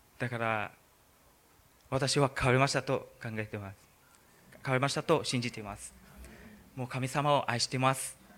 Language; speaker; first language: Japanese; non-native, learner; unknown